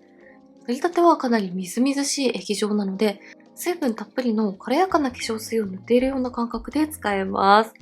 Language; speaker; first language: Japanese; native; Japanese